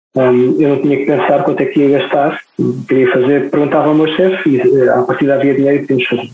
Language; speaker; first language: Portuguese; native; Portuguese